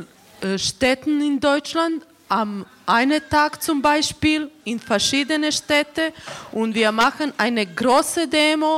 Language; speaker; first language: German; non-native, learner; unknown